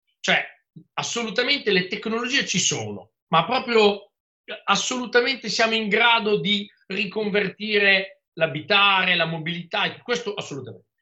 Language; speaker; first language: Italian; native; Italian